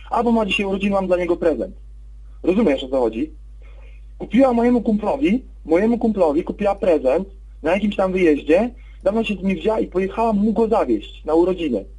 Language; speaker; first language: Polish; native; Polish